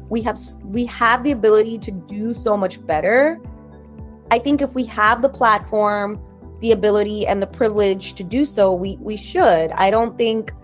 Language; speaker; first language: English; native; English